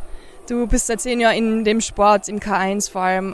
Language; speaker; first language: German; native; German